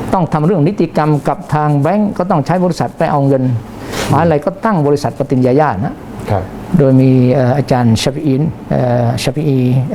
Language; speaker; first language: Thai; non-native, local second language; Malay